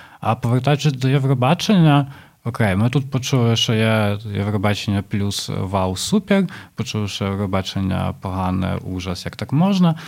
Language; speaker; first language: Ukrainian; non-native, local second language; Russian